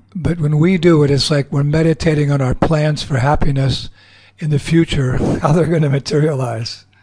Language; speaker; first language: English; native; English